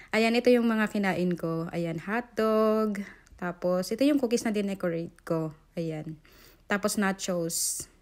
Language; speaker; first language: Filipino; native; Filipino